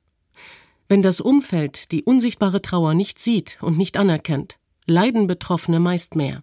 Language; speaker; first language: German; native; German